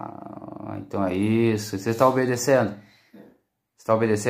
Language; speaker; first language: Portuguese; native; Portuguese